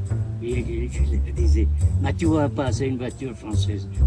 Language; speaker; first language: French; non-native, learner; Italian